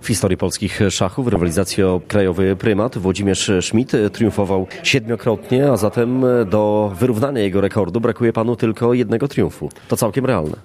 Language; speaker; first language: Polish; native; Polish